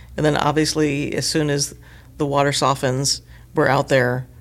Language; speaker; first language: English; native; English